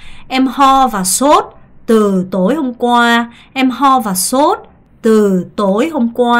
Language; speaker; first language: Vietnamese; non-native, fluent; Korean